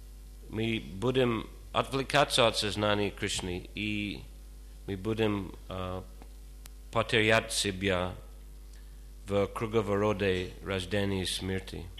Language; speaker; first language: Russian; non-native, fluent; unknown